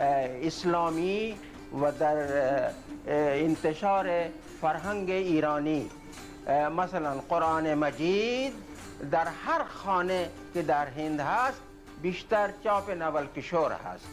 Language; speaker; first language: Persian; non-native, fluent; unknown